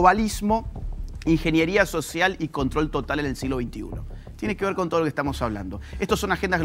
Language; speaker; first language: Spanish; native; Spanish